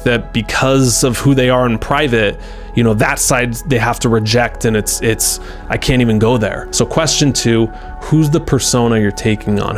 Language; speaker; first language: English; native; English